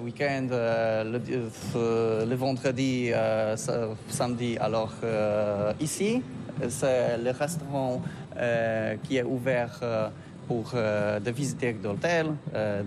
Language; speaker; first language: French; non-native, learner; Polish